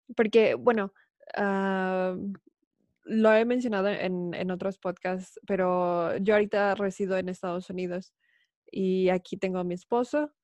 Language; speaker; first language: Spanish; native; Spanish